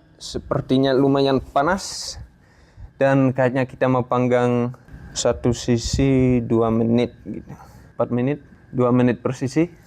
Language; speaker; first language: Indonesian; non-native, fluent; Dutch